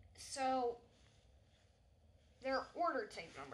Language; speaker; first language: English; native; English